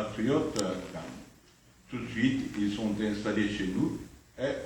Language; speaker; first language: French; non-native, fluent; Turkish